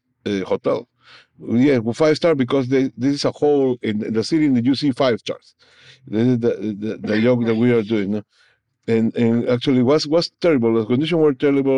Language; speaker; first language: English; non-native, learner; Spanish